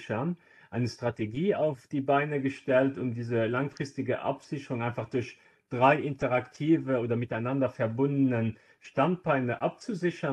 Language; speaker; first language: German; non-native, local second language; Luxembourgish